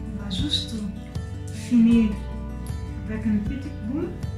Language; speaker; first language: French; non-native, fluent; Portuguese